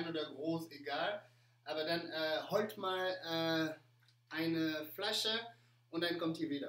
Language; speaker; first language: German; non-native, fluent; French